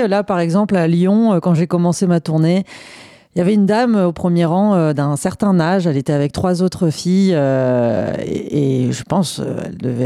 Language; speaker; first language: French; native; French